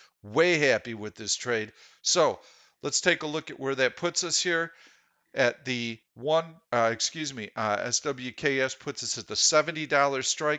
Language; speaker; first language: English; native; English